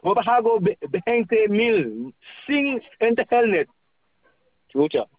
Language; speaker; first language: Spanish; non-native, learner; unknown